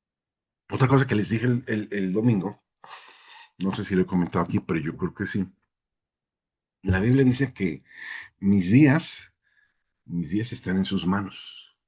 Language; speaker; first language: Spanish; native; Spanish